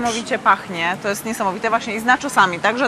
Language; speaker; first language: Polish; native; Polish